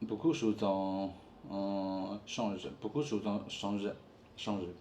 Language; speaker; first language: French; non-native, learner; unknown